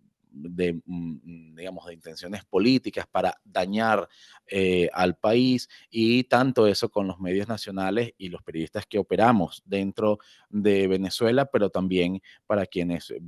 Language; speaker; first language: Spanish; native; Spanish